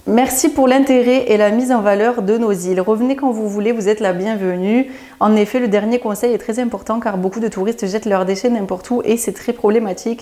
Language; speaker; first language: French; native; French